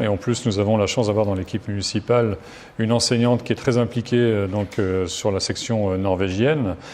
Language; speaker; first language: French; native; French